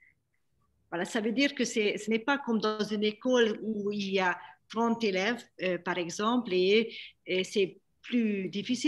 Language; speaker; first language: French; non-native, fluent; Hungarian